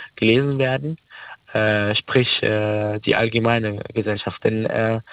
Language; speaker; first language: German; early bilingual, other home language; Arabic